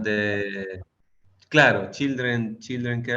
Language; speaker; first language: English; non-native, learner; Spanish